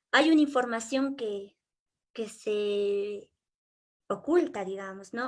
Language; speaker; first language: Spanish; native; Spanish